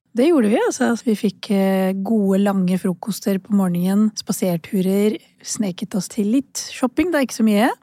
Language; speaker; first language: Norwegian; early bilingual, other home language; Urdu